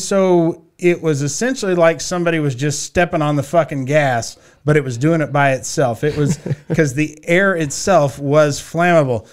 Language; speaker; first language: English; native; English